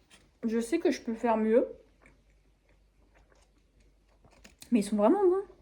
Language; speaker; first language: French; native; French